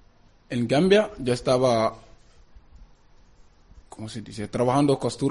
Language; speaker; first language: Spanish; non-native, learner; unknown